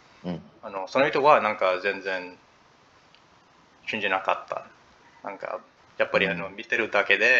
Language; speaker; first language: Japanese; non-native, learner; English